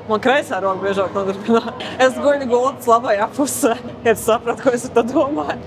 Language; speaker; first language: Latvian; native; Latvian